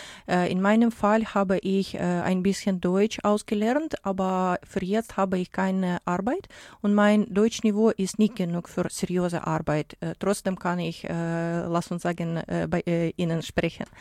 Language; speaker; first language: German; non-native, learner; Ukrainian